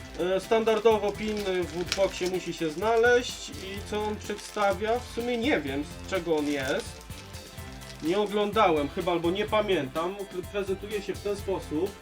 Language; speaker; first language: Polish; native; Polish